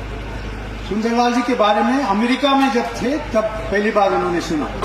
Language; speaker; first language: Hindi; native; Hindi